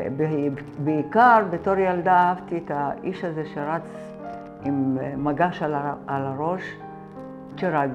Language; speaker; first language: Hebrew; early bilingual, other home language; Arabic